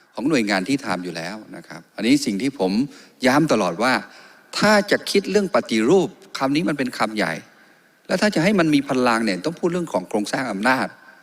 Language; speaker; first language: Thai; non-native, local second language; Karen languages